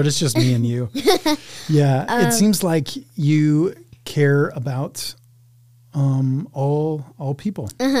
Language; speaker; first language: English; native; English